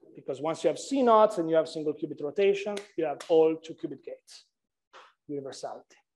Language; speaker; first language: English; non-native, fluent; Italian